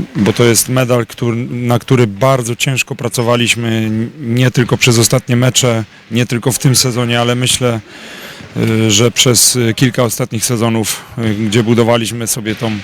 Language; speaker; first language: Polish; native; Polish